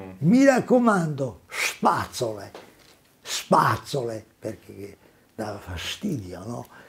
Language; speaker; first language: Italian; native; Italian